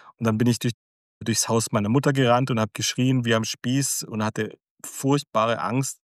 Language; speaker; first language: German; early bilingual, other home language; Croatian